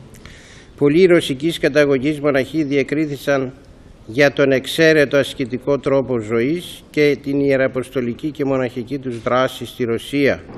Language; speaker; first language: Greek; native; Greek